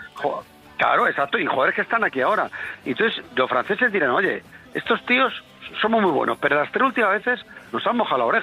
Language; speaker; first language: Spanish; native; Spanish